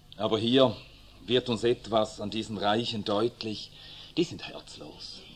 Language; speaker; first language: German; early bilingual, other home language; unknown